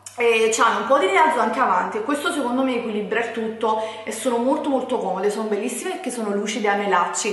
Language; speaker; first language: Italian; native; Italian